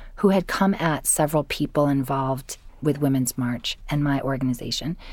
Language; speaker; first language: English; native; English